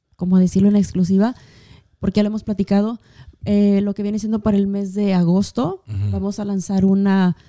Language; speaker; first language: Spanish; native; Spanish